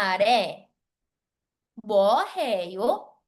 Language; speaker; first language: Korean; non-native, fluent; Filipino